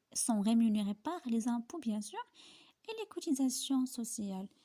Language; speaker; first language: French; non-native, local second language; Arabic